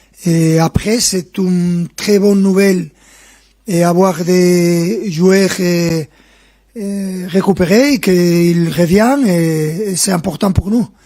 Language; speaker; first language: French; non-native, fluent; Spanish